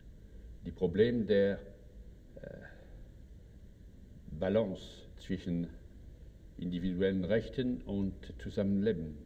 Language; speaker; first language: German; non-native, fluent; French